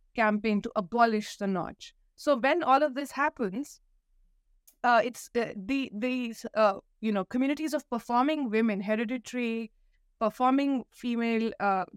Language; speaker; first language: English; non-native, local second language; Hindi